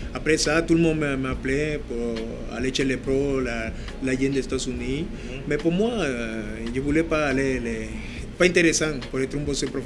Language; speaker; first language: French; non-native, learner; Spanish